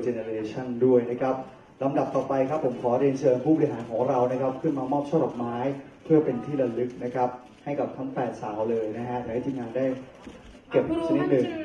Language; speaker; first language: Thai; native; Thai